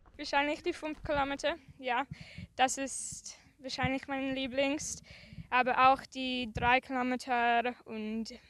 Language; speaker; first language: German; non-native, learner; English